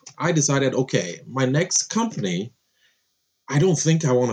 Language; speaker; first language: English; non-native, local second language; Yoruba